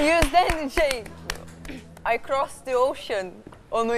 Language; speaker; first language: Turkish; non-native, learner; Portuguese